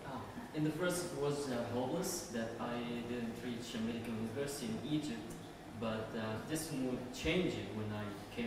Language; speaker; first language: English; non-native, learner; Arabic